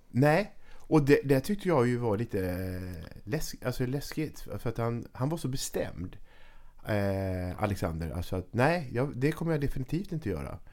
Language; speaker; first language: Norwegian; native; Norwegian